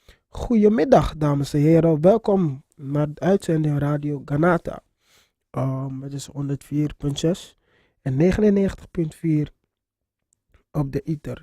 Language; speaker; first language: Dutch; non-native, fluent; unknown